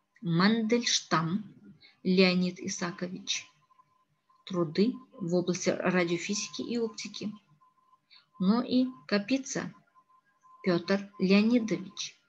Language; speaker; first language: Russian; non-native, local second language; Kazakh